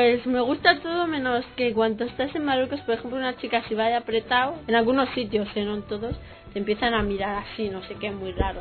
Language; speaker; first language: Spanish; early bilingual, other home language; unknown